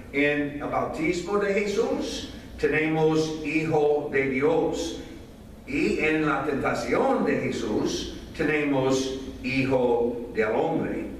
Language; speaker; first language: Spanish; non-native, fluent; English